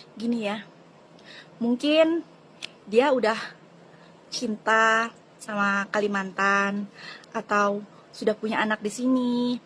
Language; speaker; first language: Indonesian; non-native, local second language; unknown